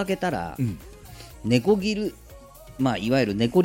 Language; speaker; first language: Japanese; native; Japanese